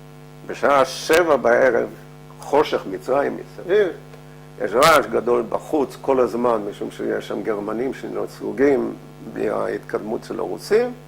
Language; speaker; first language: Hebrew; non-native, fluent; Dutch